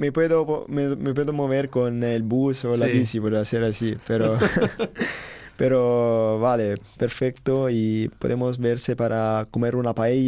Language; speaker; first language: Spanish; non-native, learner; Italian